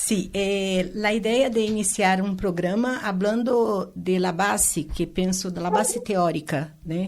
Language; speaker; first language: Spanish; non-native, fluent; Portuguese